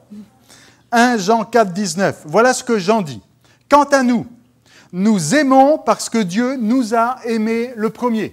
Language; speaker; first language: French; native; French